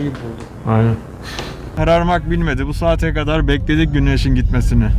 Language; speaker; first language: Turkish; native; Turkish